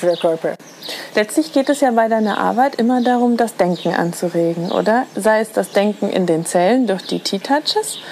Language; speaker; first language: German; native; German